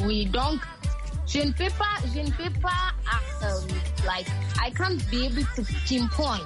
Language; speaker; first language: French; non-native, learner; Akan